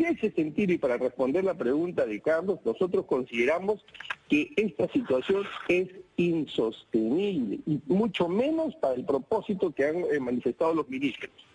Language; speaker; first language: Spanish; native; Spanish